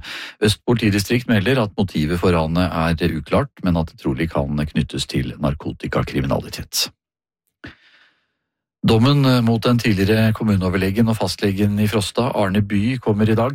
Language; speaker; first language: Norwegian; native; Norwegian